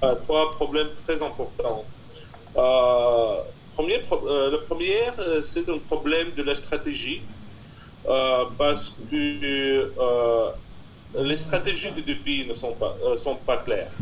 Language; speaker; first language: French; non-native, fluent; Russian